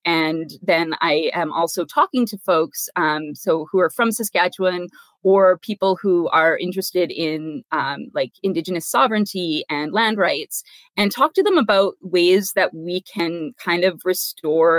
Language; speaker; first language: English; native; English